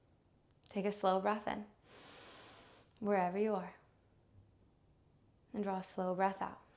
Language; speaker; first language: English; native; English